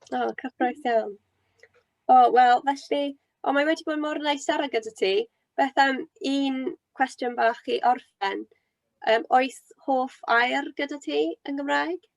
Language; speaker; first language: Welsh; non-native, local second language; English